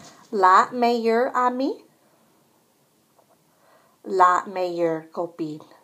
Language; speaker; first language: French; non-native, fluent; English